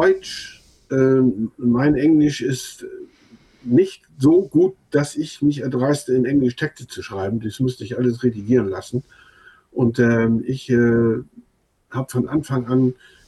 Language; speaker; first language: German; non-native, local second language; Low German